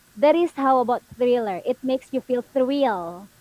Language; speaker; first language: English; non-native, local second language; Filipino